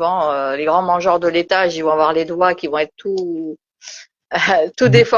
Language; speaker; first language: French; native; French